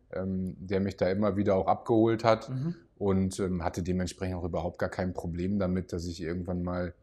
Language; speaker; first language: German; native; German